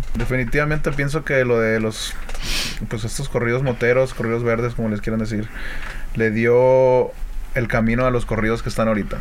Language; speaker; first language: Spanish; native; Spanish